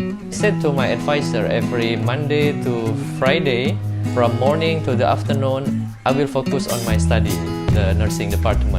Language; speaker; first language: English; non-native, learner; Indonesian